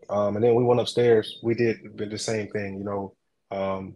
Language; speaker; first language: English; native; English